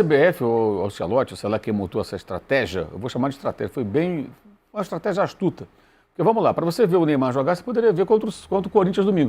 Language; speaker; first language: Portuguese; native; Portuguese